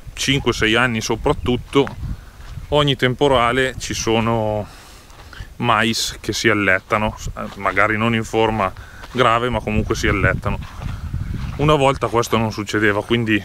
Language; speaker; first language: Italian; native; Italian